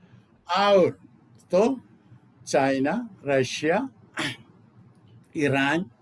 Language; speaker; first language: Hindi; non-native, local second language; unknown